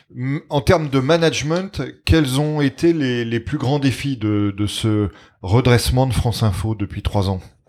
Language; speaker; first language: French; native; French